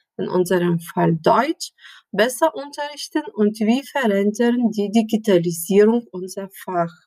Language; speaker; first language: German; non-native, fluent; Lithuanian